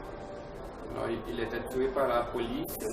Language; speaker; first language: French; non-native, fluent; Portuguese